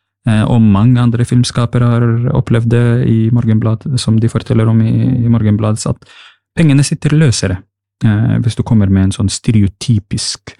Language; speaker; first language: Norwegian; non-native, fluent; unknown